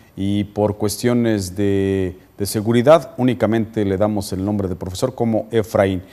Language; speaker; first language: Spanish; native; Spanish